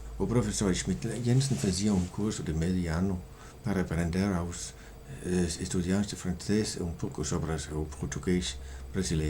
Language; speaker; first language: Portuguese; non-native, learner; Danish